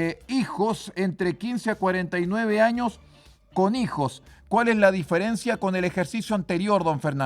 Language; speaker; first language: Spanish; native; Spanish